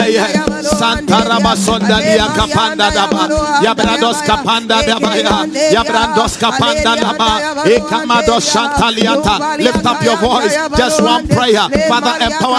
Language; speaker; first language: English; non-native, local second language; Akan